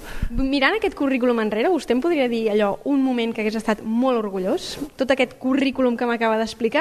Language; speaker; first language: Catalan; native; Catalan